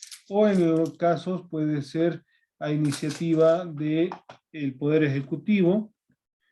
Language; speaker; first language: Spanish; native; Spanish